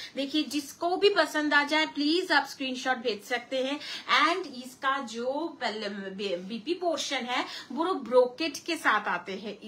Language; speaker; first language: Hindi; non-native, local second language; Bangla